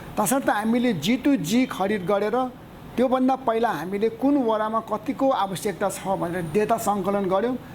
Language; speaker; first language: Nepali; non-native, local second language; Newari